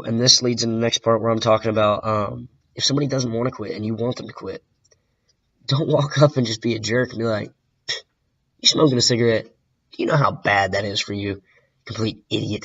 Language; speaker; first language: English; native; English